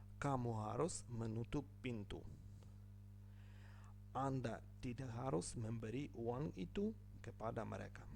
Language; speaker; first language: Indonesian; non-native, learner; Ukrainian